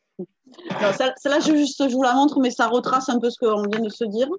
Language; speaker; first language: French; native; French